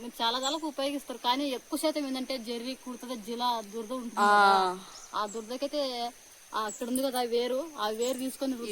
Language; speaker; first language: Telugu; native; Telugu